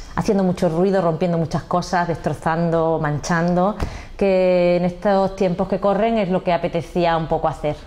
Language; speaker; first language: Spanish; native; Spanish